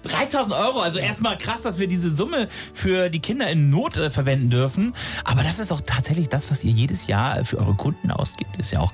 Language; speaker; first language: German; native; German